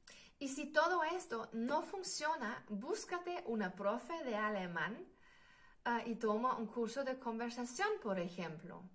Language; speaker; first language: Spanish; non-native, fluent; German